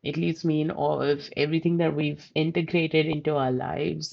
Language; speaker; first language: English; non-native, local second language; Telugu